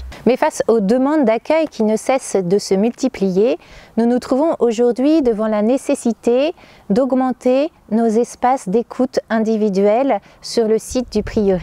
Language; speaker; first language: French; native; French